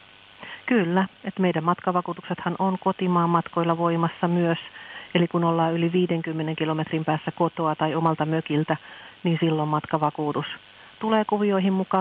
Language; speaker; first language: Finnish; native; Finnish